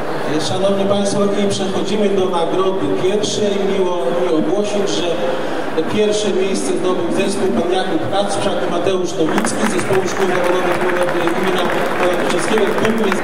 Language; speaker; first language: Polish; native; Polish